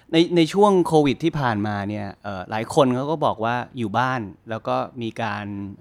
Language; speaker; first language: Thai; native; Thai